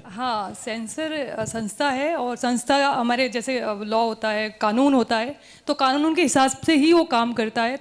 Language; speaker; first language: Hindi; native; Hindi